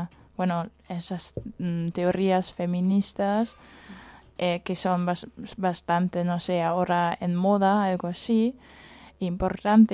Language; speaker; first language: Spanish; non-native, fluent; German